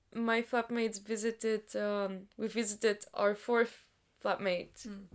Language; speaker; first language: English; non-native, fluent; Bulgarian